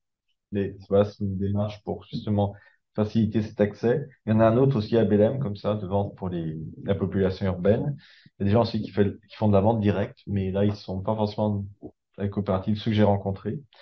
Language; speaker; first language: French; native; French